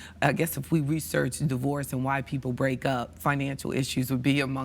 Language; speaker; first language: English; native; English